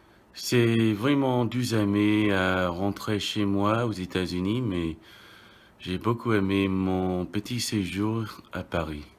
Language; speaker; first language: French; non-native, learner; English